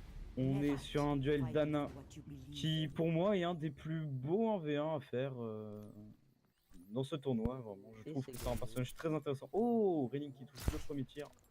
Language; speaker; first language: French; native; French